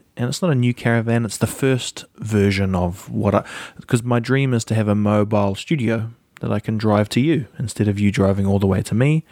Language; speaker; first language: English; native; English